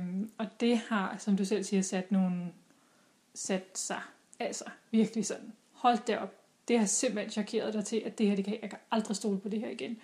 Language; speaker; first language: Danish; native; Danish